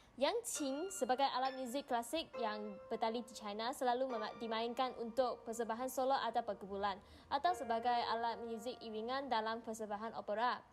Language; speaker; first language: Malay; non-native, local second language; Chinese